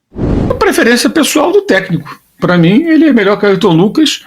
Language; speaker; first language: Portuguese; native; Portuguese